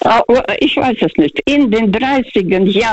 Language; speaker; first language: German; non-native, fluent; Russian